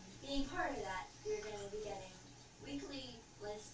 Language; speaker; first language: English; native; English